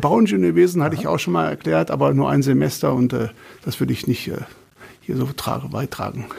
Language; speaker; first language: German; native; German